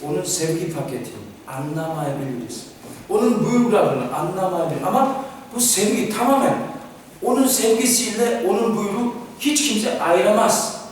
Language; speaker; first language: Turkish; non-native, fluent; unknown